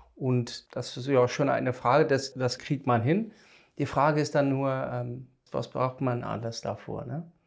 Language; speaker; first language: German; non-native, fluent; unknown